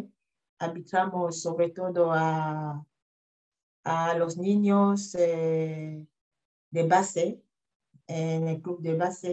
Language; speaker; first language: Spanish; non-native, fluent; French